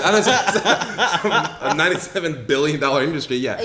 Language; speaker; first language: English; native; English